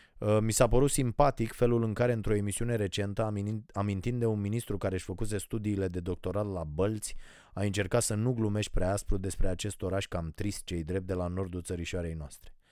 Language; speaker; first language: Romanian; native; Romanian